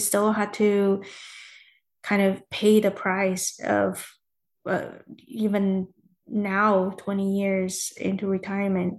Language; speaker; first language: English; non-native, fluent; Chinese